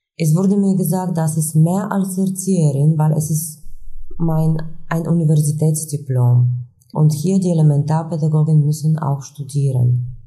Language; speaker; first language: German; non-native, fluent; Bulgarian